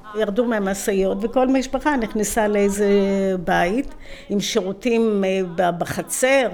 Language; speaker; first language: Hebrew; native; Hebrew